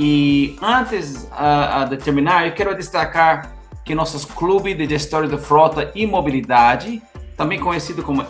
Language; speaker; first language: Portuguese; non-native, learner; English